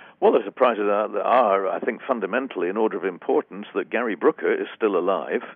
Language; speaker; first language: English; native; English